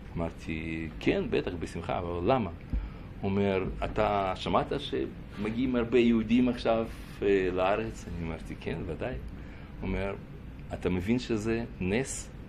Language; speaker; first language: Hebrew; non-native, fluent; Russian